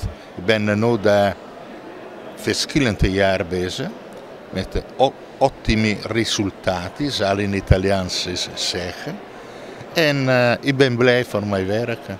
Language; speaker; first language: Dutch; non-native, learner; Italian